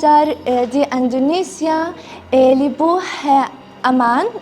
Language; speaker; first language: Indonesian; non-native, learner; Arabic